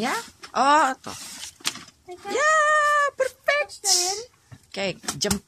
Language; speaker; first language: Dutch; non-native, learner; Indonesian